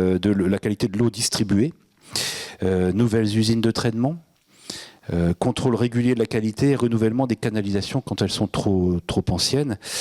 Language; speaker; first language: French; native; French